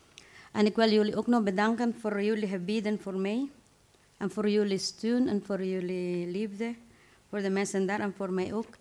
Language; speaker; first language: Dutch; non-native, fluent; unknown